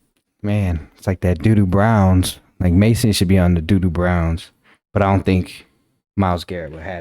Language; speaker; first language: English; native; English